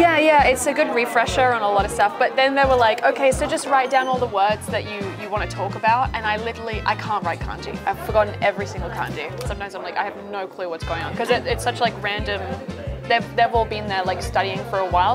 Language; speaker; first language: English; native; English